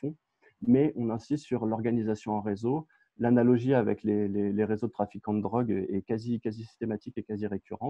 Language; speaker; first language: French; native; French